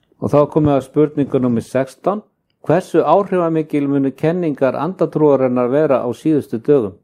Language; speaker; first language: Icelandic; native; Icelandic